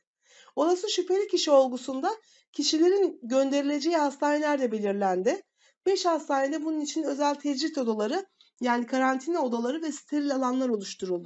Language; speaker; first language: Turkish; native; Turkish